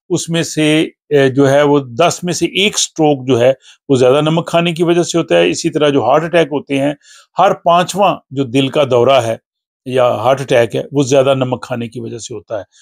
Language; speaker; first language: Urdu; non-native, local second language; Punjabi